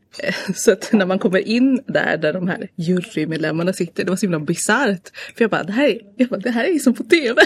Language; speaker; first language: Swedish; native; Swedish